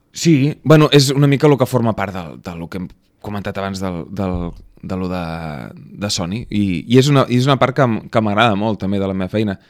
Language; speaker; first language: Catalan; native; Catalan